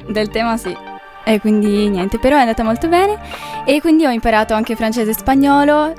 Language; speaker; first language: Italian; early bilingual, other home language; Russian